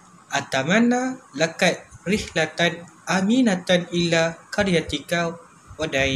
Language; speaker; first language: Arabic; non-native, learner; Malay